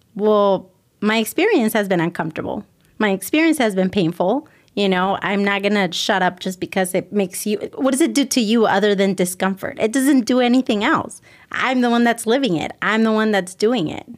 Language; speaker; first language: English; early bilingual, other home language; Spanish